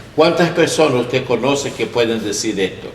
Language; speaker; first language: Spanish; non-native, learner; English